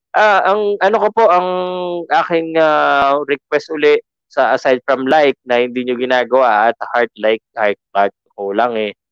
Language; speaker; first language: Filipino; native; Filipino